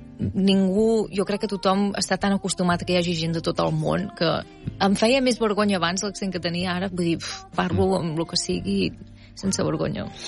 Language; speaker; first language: Catalan; native; Catalan